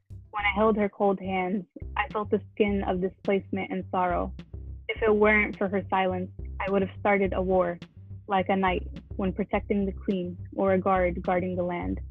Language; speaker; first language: English; early bilingual, other home language; Arabic